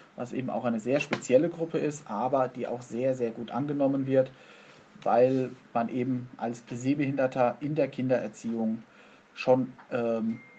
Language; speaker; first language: German; native; German